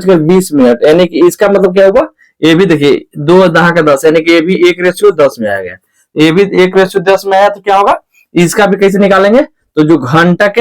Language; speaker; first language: Hindi; native; Hindi